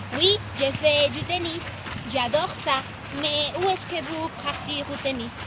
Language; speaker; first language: French; non-native, learner; Spanish